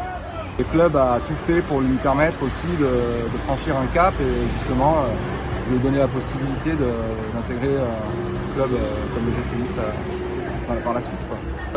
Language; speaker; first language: French; native; French